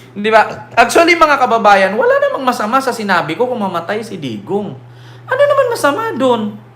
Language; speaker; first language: Filipino; native; Filipino